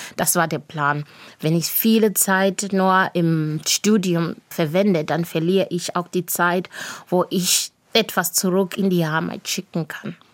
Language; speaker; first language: German; non-native, fluent; Shona